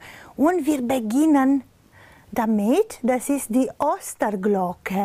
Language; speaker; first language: German; non-native, fluent; Romanian